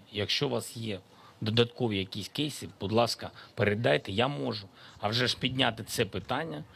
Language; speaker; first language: Ukrainian; non-native, local second language; Russian